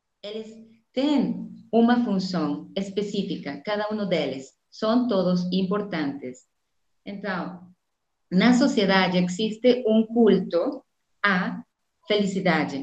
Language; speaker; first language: Spanish; non-native, fluent; Portuguese